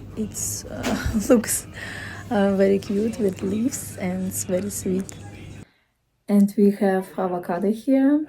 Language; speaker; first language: English; non-native, fluent; Russian